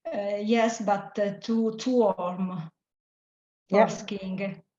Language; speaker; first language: English; non-native, learner; Italian